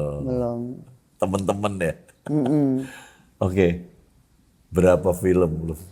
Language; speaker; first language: Indonesian; native; Indonesian